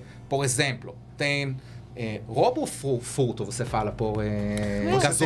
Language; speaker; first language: Portuguese; non-native, learner; Hebrew